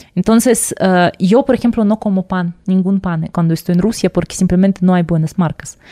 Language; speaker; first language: Spanish; non-native, fluent; Russian